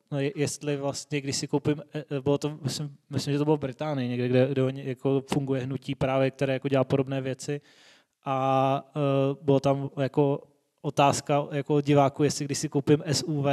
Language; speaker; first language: Czech; native; Czech